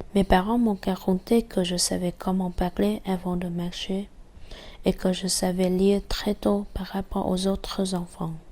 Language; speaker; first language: French; non-native, fluent; Vietnamese